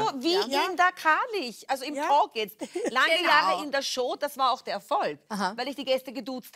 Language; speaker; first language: German; native; German